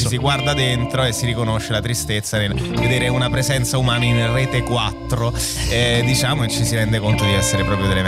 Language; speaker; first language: Italian; native; Italian